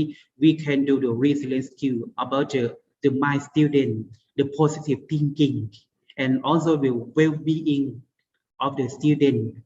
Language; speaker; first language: English; non-native, learner; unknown